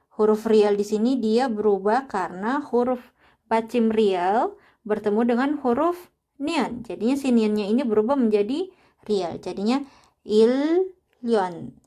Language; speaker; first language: Indonesian; native; Indonesian